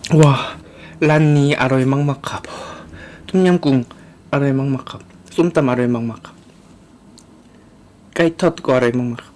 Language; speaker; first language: Thai; non-native, learner; Korean